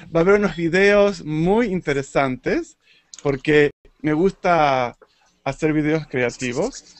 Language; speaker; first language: Spanish; native; Spanish